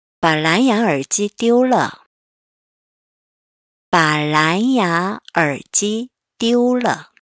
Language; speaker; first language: Chinese; non-native, fluent; Korean